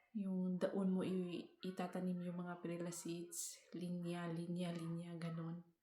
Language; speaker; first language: Filipino; non-native, local second language; Cebuano